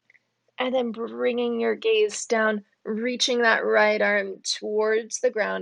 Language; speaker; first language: English; native; English